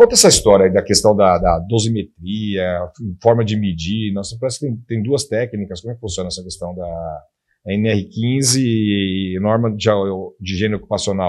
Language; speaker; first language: Portuguese; native; Portuguese